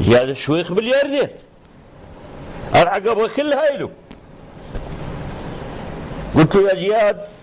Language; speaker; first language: Arabic; native; Arabic